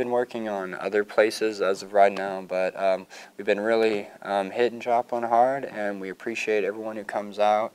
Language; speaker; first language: English; native; English